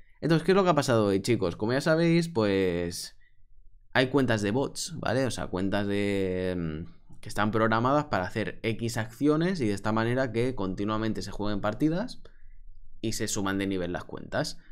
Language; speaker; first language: Spanish; native; Spanish